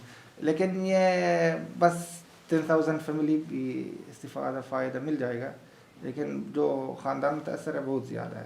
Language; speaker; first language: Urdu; non-native, learner; Arabic